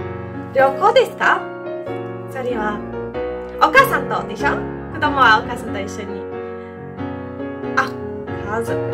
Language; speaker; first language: Japanese; non-native, fluent; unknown